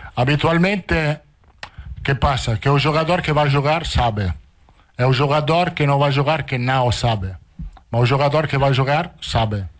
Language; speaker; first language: Portuguese; non-native, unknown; Italian